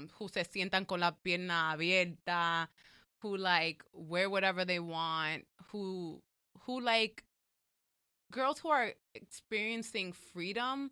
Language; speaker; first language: English; early bilingual, other home language; Spanish